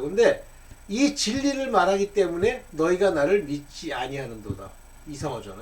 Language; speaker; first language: Korean; native; Korean